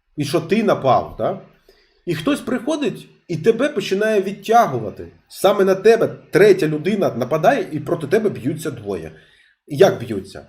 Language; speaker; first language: Ukrainian; non-native, local second language; Russian